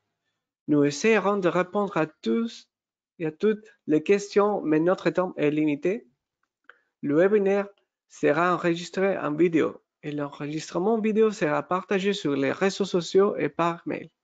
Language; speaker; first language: French; non-native, fluent; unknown